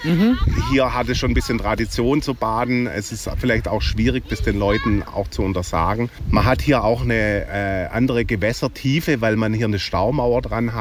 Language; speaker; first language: German; native; German